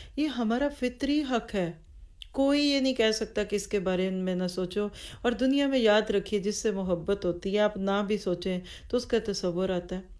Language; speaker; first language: Urdu; native; Urdu